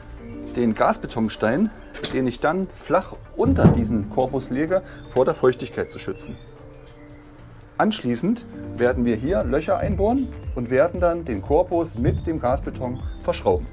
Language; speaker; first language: German; native; German